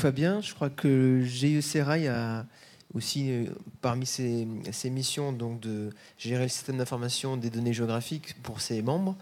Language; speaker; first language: French; native; French